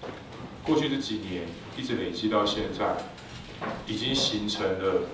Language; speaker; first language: Chinese; native; Chinese